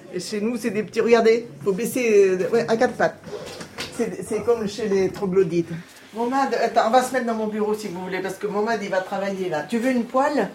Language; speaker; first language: French; native; French